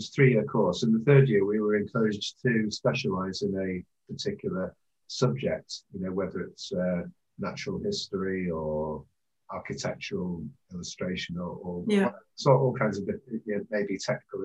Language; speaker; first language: English; native; English